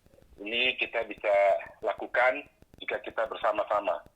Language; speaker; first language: Indonesian; native; Indonesian